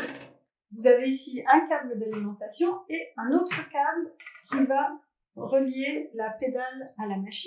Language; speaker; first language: French; native; French